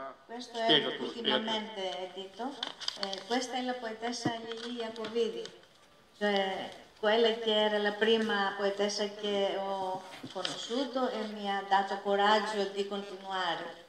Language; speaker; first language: Italian; non-native, learner; Greek